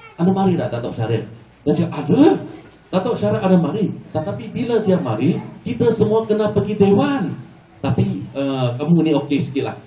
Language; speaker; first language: Malay; non-native, local second language; Chinese